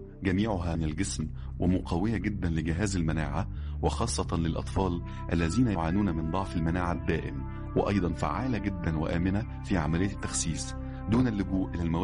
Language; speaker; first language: Arabic; native; Arabic